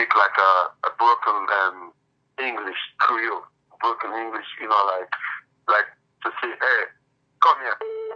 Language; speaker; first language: English; non-native, local second language; Krio